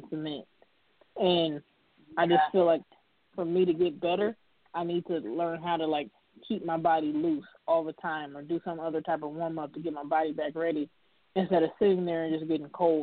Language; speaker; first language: English; native; English